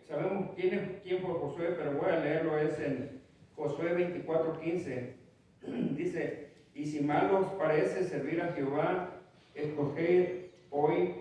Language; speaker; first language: Spanish; native; Spanish